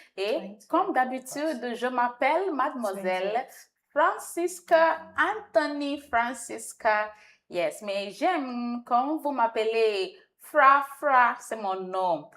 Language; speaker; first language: French; non-native, fluent; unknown